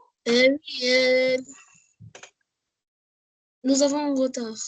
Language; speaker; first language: French; non-native, learner; Arabic